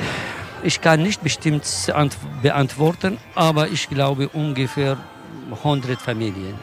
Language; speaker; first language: German; non-native, learner; Kurdish